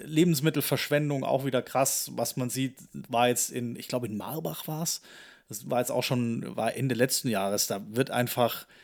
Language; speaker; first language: German; native; German